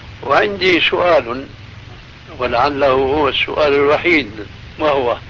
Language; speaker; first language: Arabic; non-native, fluent; Albanian